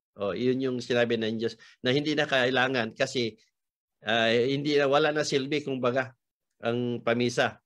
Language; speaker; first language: Filipino; native; Filipino